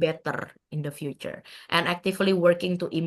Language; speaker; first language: English; non-native, fluent; Indonesian